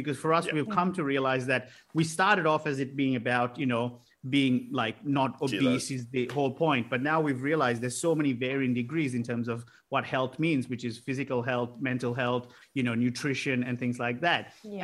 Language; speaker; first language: English; non-native, local second language; Sinhala